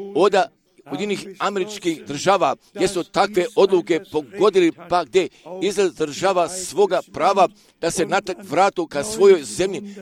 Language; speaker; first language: Croatian; early bilingual, heritage; Croatian